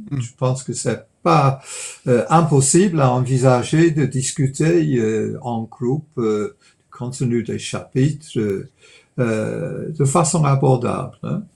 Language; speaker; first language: French; non-native, fluent; English